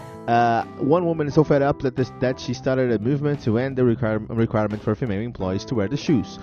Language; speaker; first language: English; non-native, fluent; Portuguese